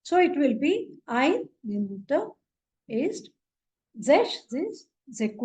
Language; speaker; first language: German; non-native, fluent; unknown